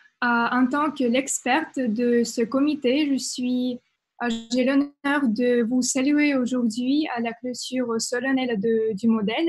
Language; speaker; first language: French; non-native, fluent; Russian